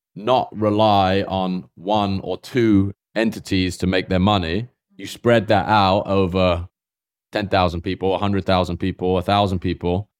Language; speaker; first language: English; native; English